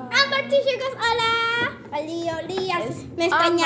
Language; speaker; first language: Spanish; native; Spanish